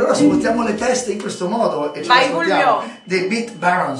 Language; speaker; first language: Italian; native; Italian